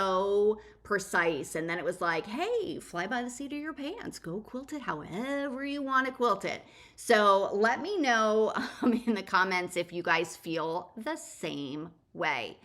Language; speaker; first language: English; native; English